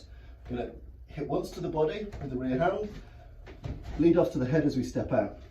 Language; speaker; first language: English; native; English